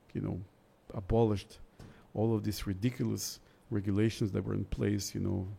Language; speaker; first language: English; early bilingual, other home language; Russian